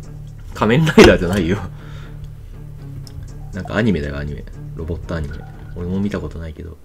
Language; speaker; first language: Japanese; native; Japanese